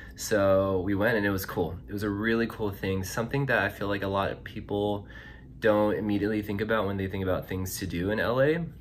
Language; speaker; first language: English; native; English